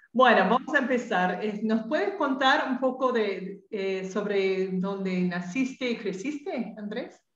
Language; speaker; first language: Spanish; non-native, fluent; English